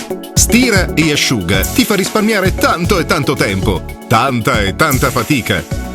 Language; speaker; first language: Italian; native; Italian